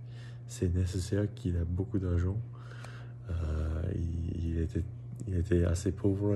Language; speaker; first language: French; non-native, learner; English